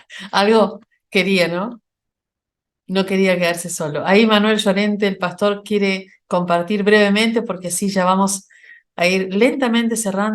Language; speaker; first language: Spanish; native; Spanish